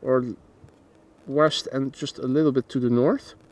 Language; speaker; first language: English; non-native, fluent; Dutch